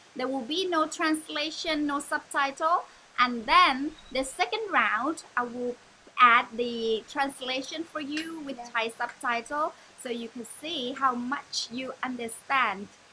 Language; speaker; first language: English; non-native, fluent; Thai